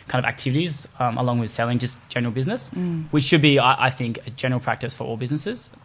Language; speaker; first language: English; native; English